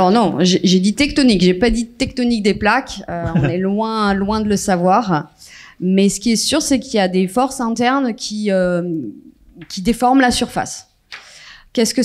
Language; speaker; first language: French; native; French